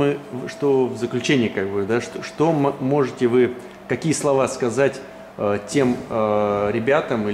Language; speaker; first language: Russian; native; Russian